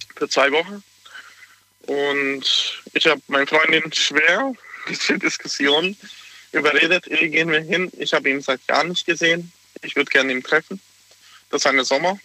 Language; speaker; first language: German; non-native, fluent; Hungarian